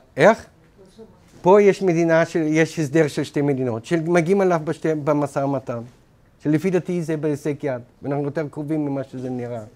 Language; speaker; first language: Hebrew; non-native, fluent; German